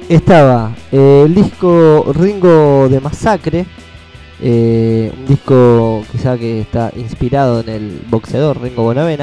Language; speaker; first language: Spanish; native; Spanish